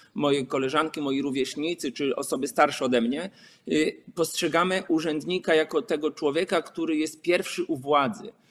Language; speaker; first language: Polish; native; Polish